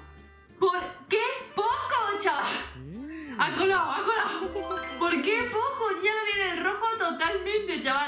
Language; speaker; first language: Spanish; native; Spanish